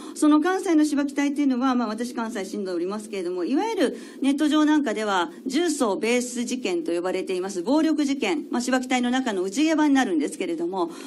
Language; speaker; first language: Japanese; native; Japanese